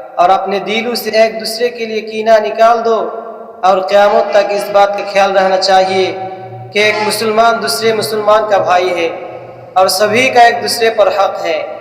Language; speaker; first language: Urdu; non-native, fluent; Bangla